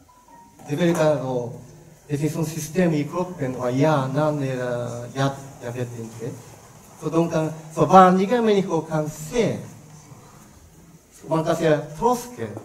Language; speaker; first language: Swedish; non-native, learner; Japanese